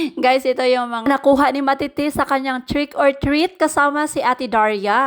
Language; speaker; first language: Filipino; non-native, local second language; Cebuano